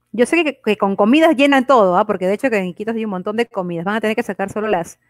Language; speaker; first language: Spanish; native; Spanish